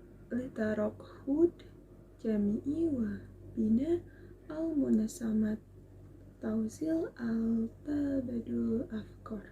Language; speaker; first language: Arabic; non-native, learner; Indonesian